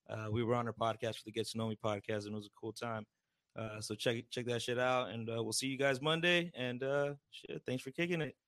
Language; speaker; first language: English; early bilingual, other home language; Spanish